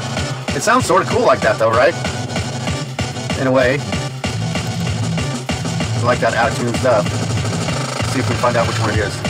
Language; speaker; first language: English; native; English